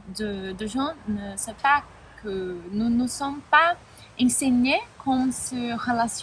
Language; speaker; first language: French; non-native, learner; Spanish